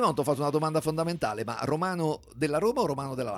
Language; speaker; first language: Italian; native; Italian